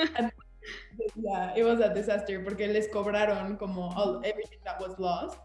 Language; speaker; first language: English; early bilingual, other home language; Spanish